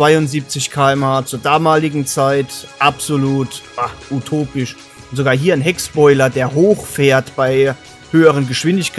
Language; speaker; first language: German; native; German